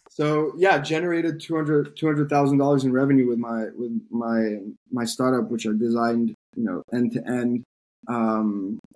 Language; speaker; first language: English; non-native, fluent; French